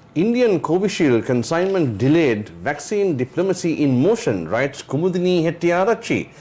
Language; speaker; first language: English; non-native, local second language; Sinhala